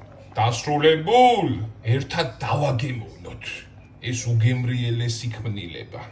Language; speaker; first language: Georgian; native; Georgian